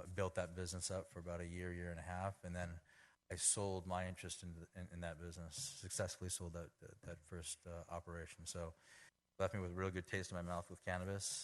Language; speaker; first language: English; native; English